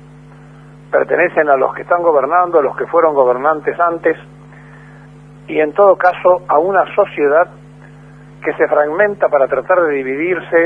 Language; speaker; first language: Spanish; native; Spanish